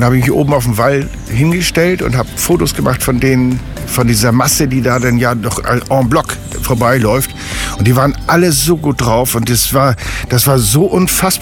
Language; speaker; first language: German; native; German